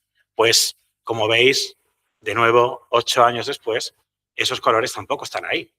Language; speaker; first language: Spanish; native; Spanish